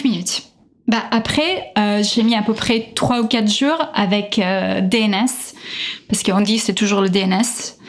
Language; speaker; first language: French; non-native, fluent; Italian